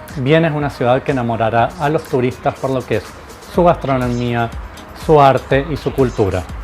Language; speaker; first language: Spanish; native; Spanish